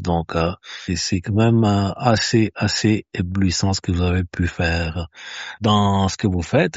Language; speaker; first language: French; native; French